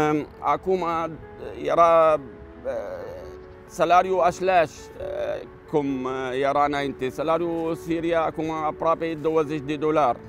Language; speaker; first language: Romanian; non-native, learner; Arabic